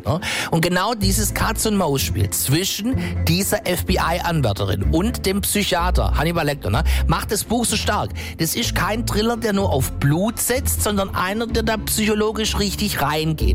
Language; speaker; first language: German; native; German